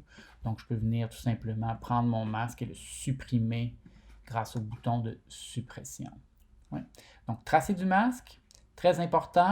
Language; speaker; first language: French; native; French